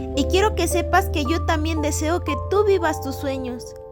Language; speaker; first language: Spanish; native; Spanish